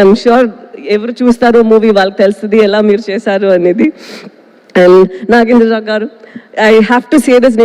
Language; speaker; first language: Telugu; non-native, local second language; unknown